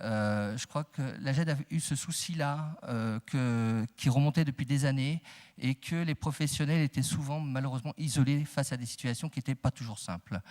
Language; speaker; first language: French; native; French